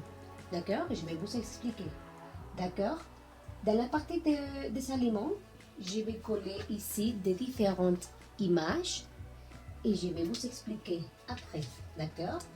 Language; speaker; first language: French; non-native, learner; Spanish